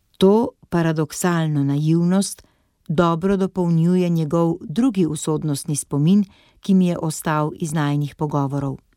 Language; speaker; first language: Slovenian; native; Slovenian